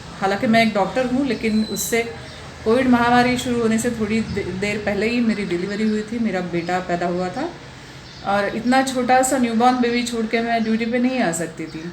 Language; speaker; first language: Hindi; non-native, local second language; Marathi